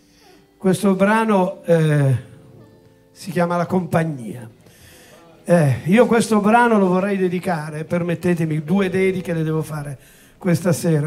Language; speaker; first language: Italian; native; Italian